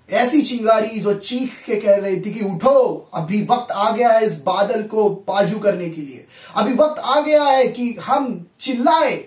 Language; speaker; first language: Hindi; non-native, local second language; Marathi